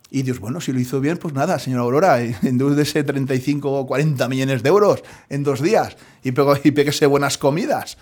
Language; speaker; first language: Spanish; non-native, local second language; Catalan